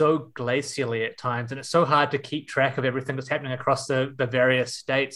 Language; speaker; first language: English; native; English